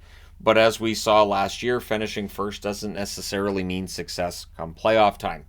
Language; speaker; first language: English; native; English